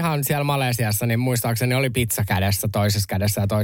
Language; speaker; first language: Finnish; native; Finnish